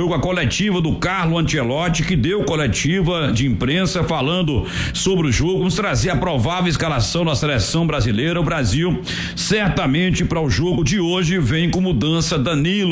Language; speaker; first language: Portuguese; native; Portuguese